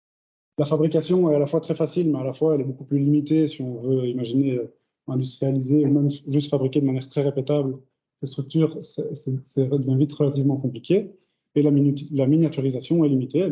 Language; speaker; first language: French; native; French